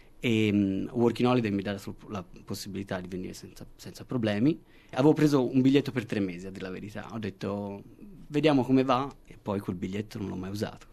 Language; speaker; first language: Italian; native; Italian